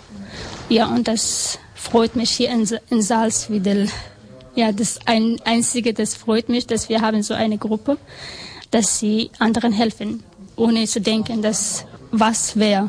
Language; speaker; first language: German; non-native, learner; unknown